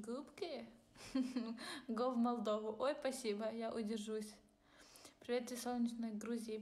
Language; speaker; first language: Russian; non-native, local second language; Ukrainian